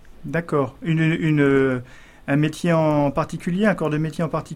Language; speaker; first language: French; native; French